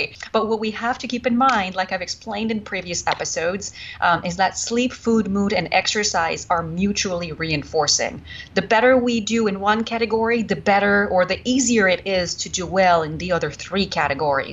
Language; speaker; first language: English; non-native, fluent; French